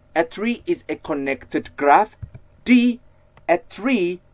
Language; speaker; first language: English; non-native, local second language; Amharic